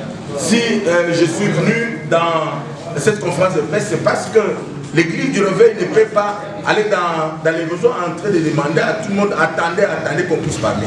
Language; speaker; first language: French; non-native, local second language; Lingala